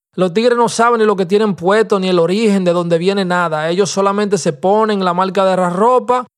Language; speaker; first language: Spanish; native; Spanish